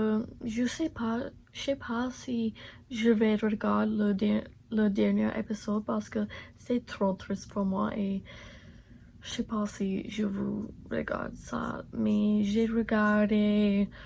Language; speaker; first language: French; non-native, learner; English